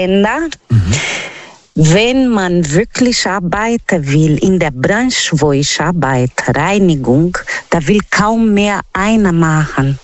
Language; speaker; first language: German; non-native, learner; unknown